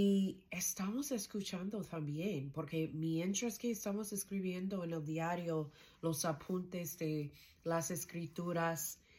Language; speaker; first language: Spanish; non-native, learner; English